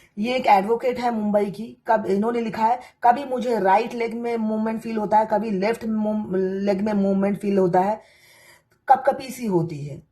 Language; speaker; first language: Hindi; non-native, local second language; Bangla